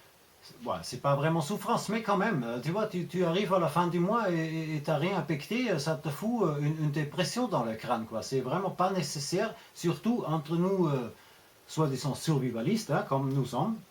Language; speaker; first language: French; non-native, fluent; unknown